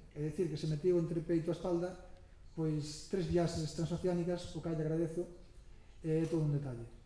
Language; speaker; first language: Galician; native; Galician